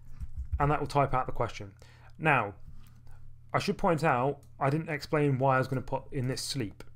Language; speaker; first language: English; native; English